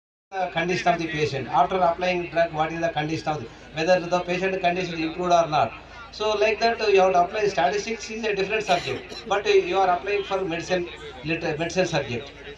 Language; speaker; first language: English; non-native, local second language; Telugu